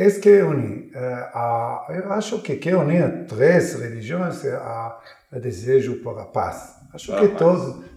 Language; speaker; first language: Portuguese; non-native, learner; Hebrew